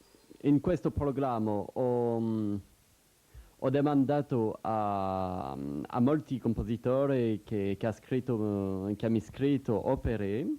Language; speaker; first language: Italian; non-native, learner; French